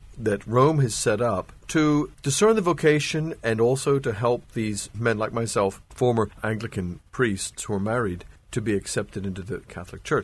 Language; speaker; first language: English; native; English